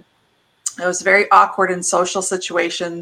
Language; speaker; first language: English; native; English